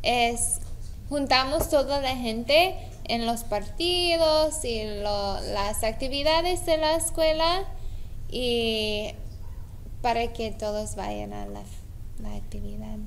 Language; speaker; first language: Spanish; non-native, learner; English